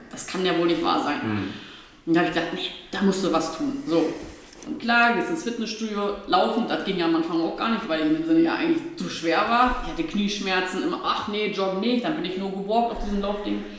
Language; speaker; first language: German; early bilingual, other home language; Portuguese